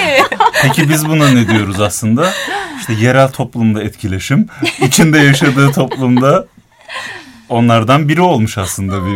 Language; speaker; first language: Turkish; native; Turkish